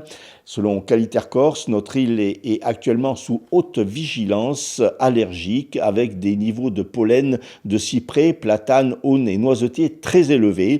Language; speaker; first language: French; native; French